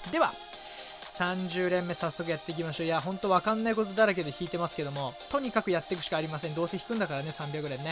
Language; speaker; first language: Japanese; native; Japanese